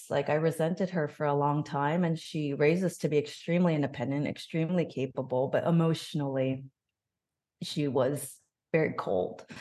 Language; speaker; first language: English; native; English